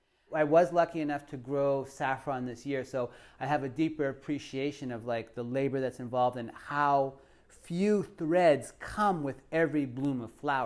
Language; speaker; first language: English; native; English